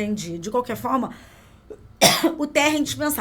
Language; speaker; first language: Portuguese; native; Portuguese